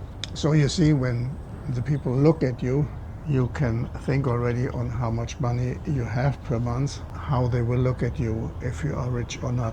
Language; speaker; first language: English; non-native, fluent; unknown